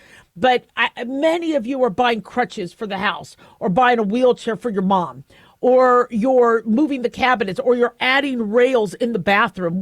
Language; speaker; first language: English; native; English